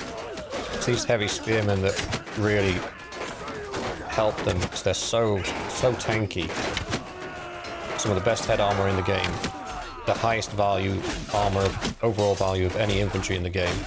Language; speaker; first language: English; native; English